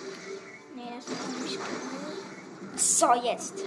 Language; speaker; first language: German; native; German